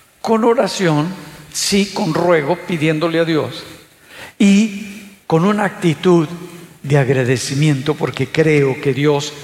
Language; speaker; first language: Spanish; native; Spanish